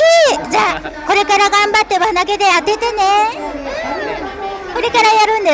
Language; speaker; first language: Japanese; native; Japanese